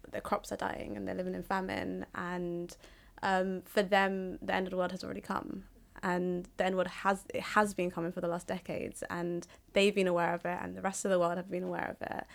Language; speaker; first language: English; early bilingual, other home language; Somali